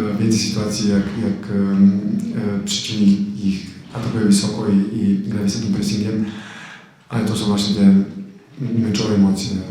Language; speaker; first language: Polish; non-native, fluent; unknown